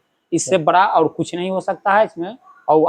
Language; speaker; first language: Hindi; native; Hindi